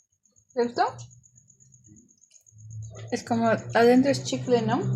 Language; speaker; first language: Spanish; non-native, fluent; Armenian